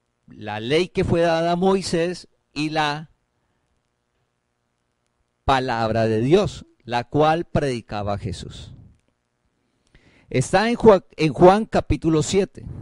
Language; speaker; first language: Spanish; native; Spanish